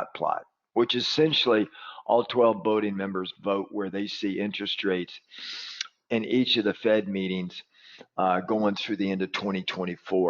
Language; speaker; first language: English; native; English